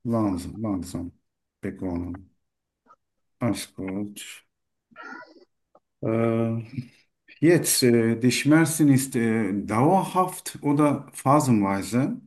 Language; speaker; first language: German; non-native, fluent; Turkish